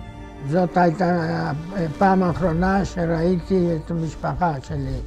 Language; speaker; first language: Hebrew; non-native, fluent; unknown